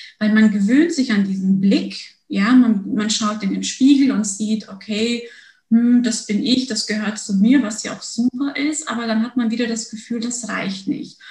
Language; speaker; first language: German; early bilingual, other home language; Turkish